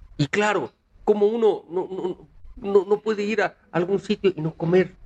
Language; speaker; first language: Spanish; native; Spanish